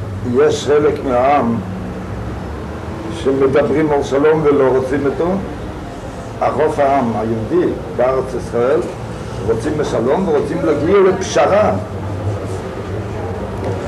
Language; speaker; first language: Hebrew; non-native, fluent; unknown